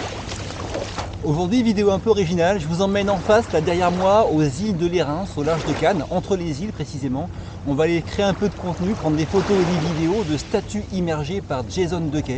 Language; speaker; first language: French; native; French